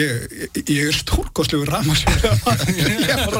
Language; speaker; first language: Icelandic; native; Icelandic